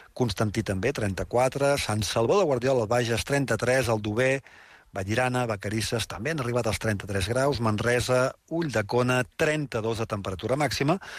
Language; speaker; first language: Catalan; native; Catalan